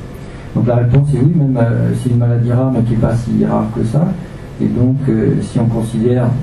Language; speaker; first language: French; native; French